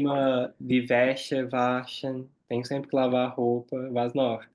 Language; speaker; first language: German; non-native, fluent; Portuguese